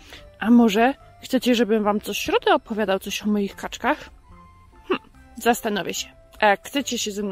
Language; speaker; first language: Polish; native; Polish